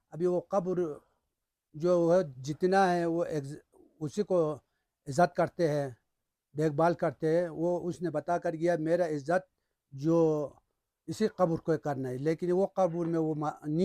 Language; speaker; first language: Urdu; non-native, local second language; Balti